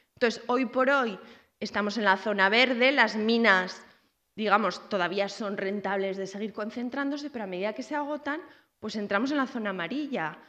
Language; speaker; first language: Spanish; native; Spanish